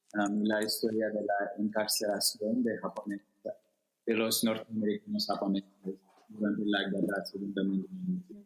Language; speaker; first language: Spanish; non-native, fluent; English